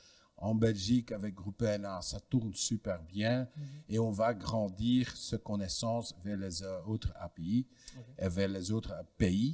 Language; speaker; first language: French; non-native, fluent; Dutch